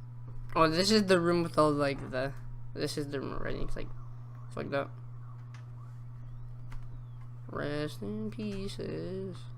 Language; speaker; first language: English; native; English